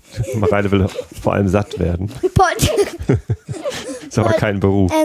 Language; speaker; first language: German; native; German